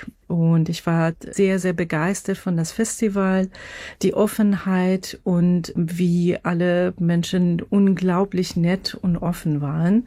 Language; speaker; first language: German; non-native, fluent; Persian